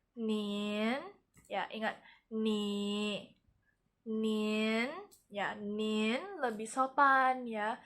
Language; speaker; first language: Indonesian; native; Indonesian